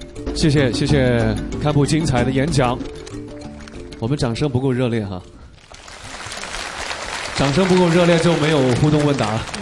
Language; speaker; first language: Chinese; native; Chinese